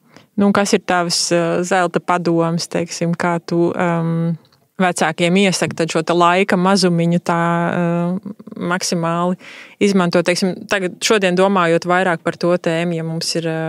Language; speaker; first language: Latvian; native; Latvian